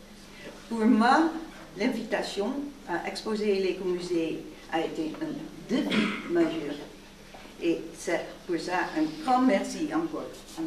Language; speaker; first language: French; non-native, fluent; Dutch